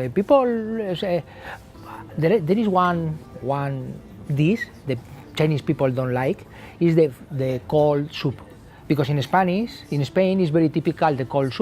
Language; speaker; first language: English; non-native, learner; Spanish